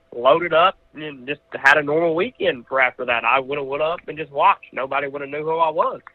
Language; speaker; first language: English; native; English